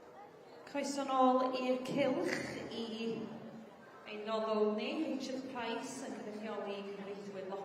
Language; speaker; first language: Welsh; native; Welsh